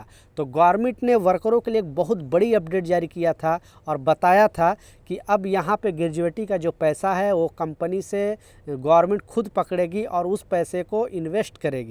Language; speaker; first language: Hindi; native; Hindi